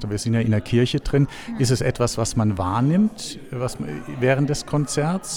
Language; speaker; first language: German; native; German